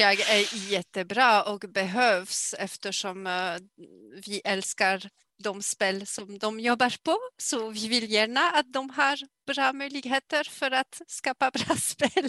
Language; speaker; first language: Swedish; non-native, fluent; French